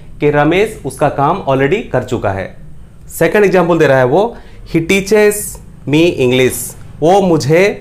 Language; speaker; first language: Hindi; non-native, local second language; Bangla